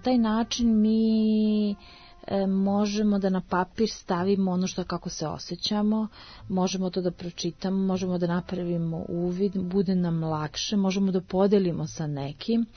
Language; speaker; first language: Serbian; native; Serbian